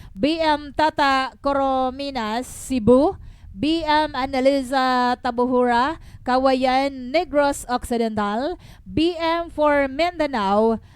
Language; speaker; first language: Filipino; non-native, local second language; Bikol